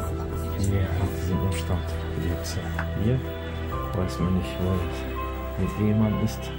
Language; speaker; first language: German; non-native, learner; Russian